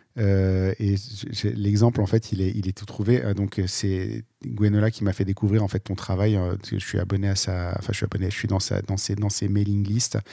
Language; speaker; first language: French; native; French